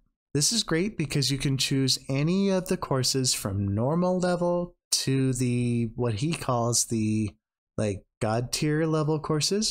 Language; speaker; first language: English; native; English